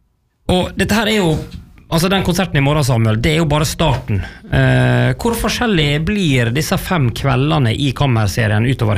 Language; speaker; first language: Norwegian; native; Norwegian